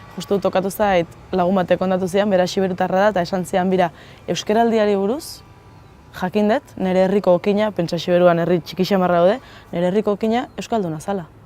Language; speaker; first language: Basque; native; Basque